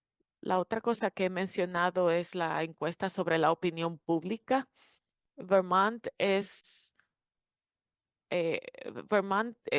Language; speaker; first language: Spanish; non-native, fluent; English